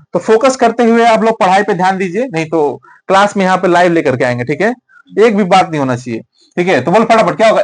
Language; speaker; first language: Hindi; native; Hindi